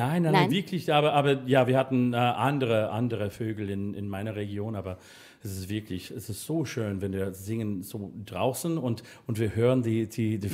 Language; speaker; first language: German; non-native, learner; English